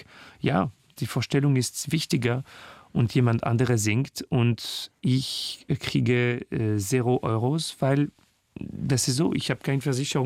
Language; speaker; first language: German; non-native, learner; French